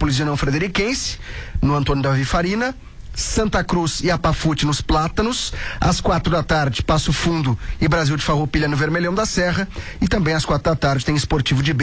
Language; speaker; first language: Portuguese; native; Portuguese